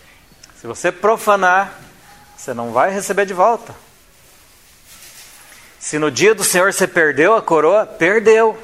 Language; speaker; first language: Portuguese; native; Portuguese